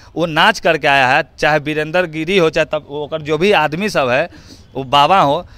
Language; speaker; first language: Hindi; native; Hindi